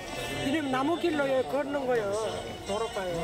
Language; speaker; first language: Korean; native; Korean